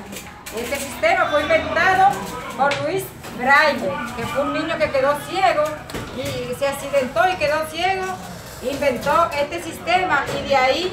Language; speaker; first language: Spanish; native; Spanish